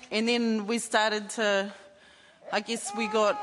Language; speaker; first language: English; native; English